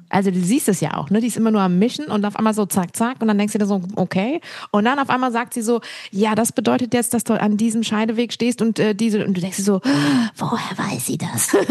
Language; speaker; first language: German; native; German